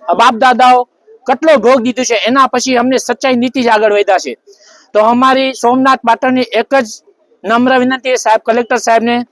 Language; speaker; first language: Gujarati; non-native, local second language; Sindhi